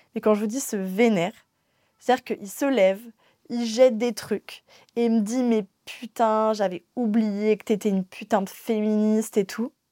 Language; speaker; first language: French; native; French